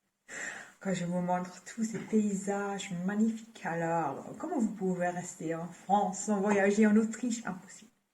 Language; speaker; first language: French; non-native, fluent; German